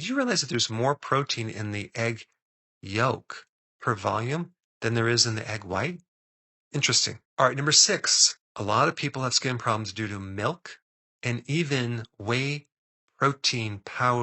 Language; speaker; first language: English; native; English